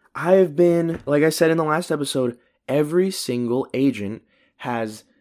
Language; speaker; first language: English; early bilingual, other home language; Filipino